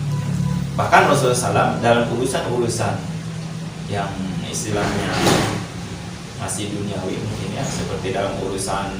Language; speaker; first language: Indonesian; native; Indonesian